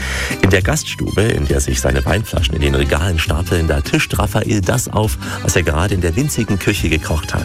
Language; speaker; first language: German; native; German